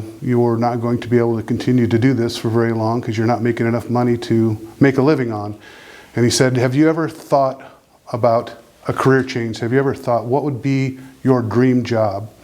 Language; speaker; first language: English; native; English